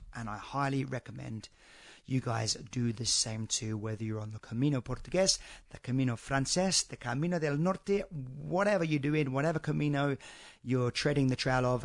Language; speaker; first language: English; native; English